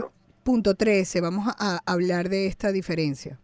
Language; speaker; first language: Spanish; native; Spanish